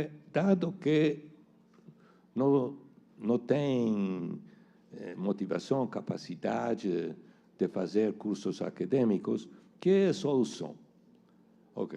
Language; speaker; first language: Portuguese; non-native, fluent; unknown